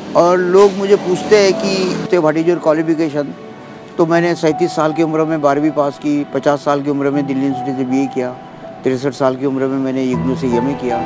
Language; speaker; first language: Hindi; non-native, local second language; Marathi